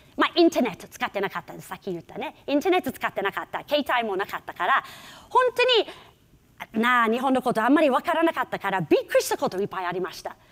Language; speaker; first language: Japanese; non-native, fluent; English